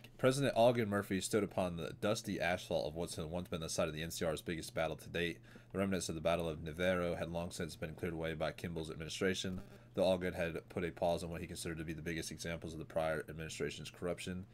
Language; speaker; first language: English; native; English